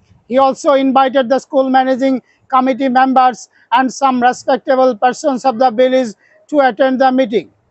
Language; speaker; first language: English; non-native, local second language; Bangla